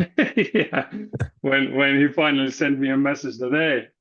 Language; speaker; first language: English; non-native, fluent; Estonian